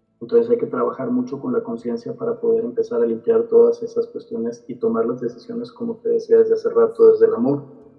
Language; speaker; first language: Spanish; native; Spanish